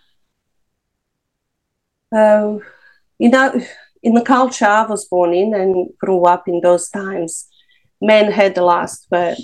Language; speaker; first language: English; non-native, fluent; Serbian